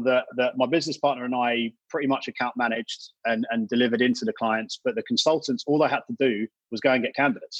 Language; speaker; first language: English; native; English